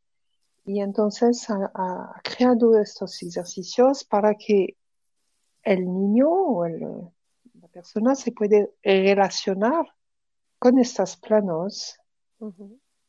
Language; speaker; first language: Spanish; non-native, fluent; French